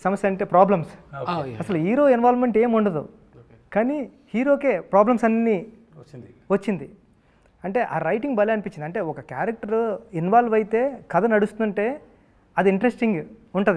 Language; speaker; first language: Telugu; native; Telugu